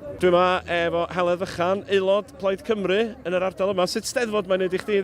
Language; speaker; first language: Welsh; native; Welsh